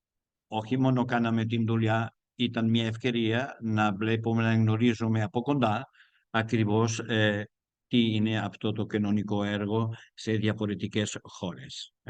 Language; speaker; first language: Greek; non-native, learner; Spanish